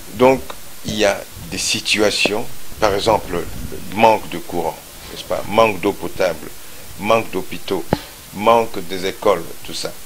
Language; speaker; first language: French; non-native, local second language; Lingala